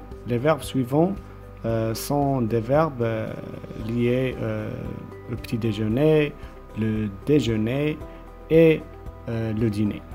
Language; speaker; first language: French; non-native, local second language; Arabic